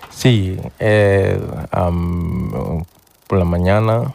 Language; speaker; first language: Spanish; non-native, learner; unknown